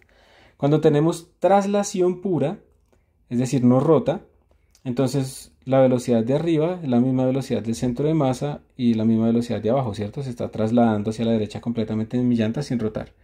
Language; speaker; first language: Spanish; native; Spanish